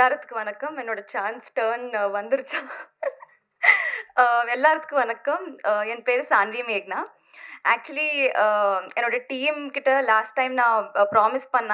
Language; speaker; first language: Tamil; non-native, learner; Telugu